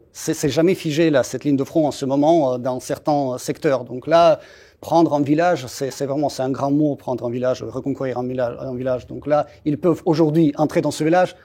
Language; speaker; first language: French; non-native, fluent; Russian